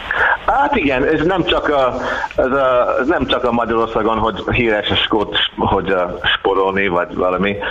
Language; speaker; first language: Hungarian; non-native, learner; English